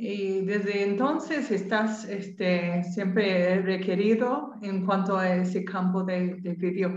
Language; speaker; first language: Spanish; non-native, fluent; English